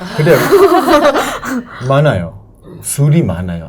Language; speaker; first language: Korean; non-native, learner; Persian